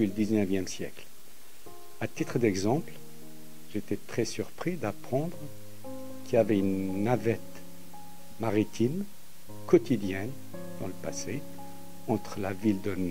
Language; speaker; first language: French; non-native, local second language; Arabic